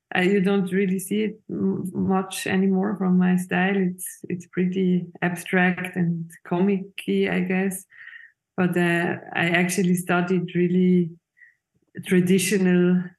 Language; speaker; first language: English; non-native, fluent; Swiss German